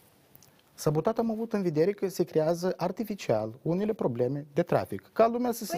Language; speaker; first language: Romanian; native; Romanian